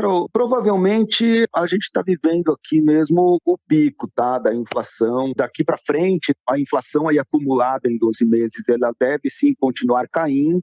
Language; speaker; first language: Portuguese; native; Portuguese